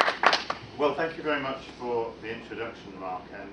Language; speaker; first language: English; native; English